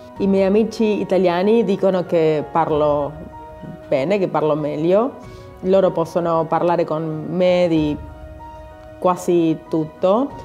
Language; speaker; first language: Italian; non-native, learner; Spanish